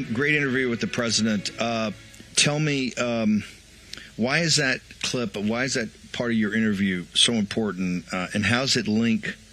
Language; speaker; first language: English; native; English